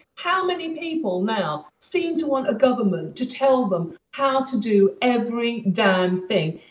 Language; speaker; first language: English; native; English